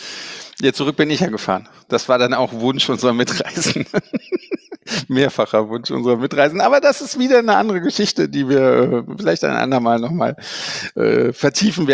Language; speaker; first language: German; native; German